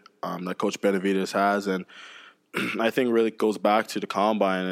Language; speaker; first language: English; native; English